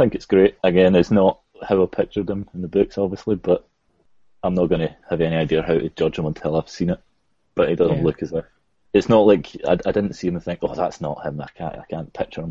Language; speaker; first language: English; native; English